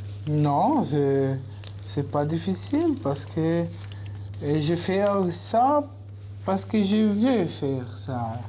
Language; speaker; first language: French; non-native, learner; Romanian